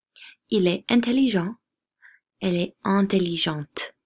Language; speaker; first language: French; non-native, fluent; English